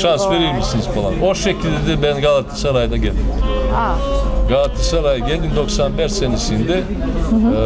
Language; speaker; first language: Turkish; non-native, fluent; Serbian